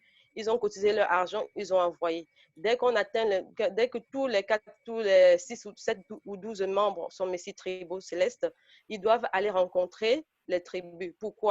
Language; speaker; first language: French; native; French